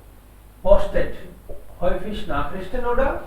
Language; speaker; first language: German; non-native, fluent; Hindi